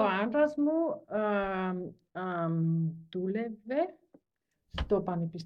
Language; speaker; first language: Greek; non-native, learner; German